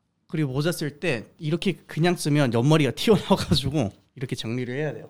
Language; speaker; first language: Korean; early bilingual, heritage; Korean